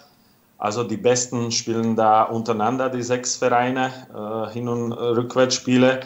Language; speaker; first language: German; non-native, fluent; Slovak